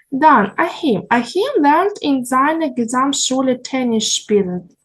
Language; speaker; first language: German; non-native, learner; Ukrainian